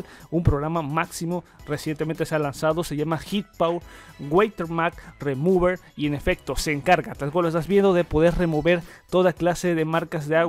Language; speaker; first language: Spanish; native; Spanish